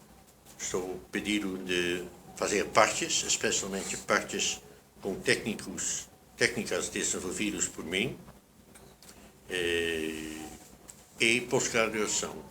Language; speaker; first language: Portuguese; non-native, fluent; Dutch